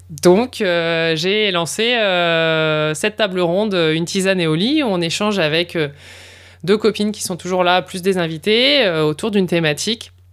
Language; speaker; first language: French; native; French